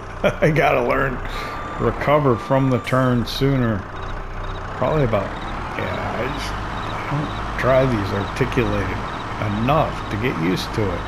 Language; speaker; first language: English; native; English